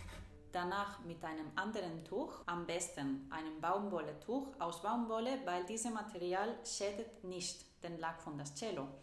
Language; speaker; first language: German; non-native, fluent; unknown